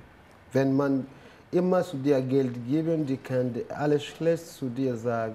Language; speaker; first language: German; non-native, learner; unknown